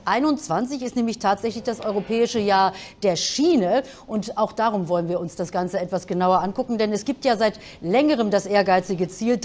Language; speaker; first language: German; native; German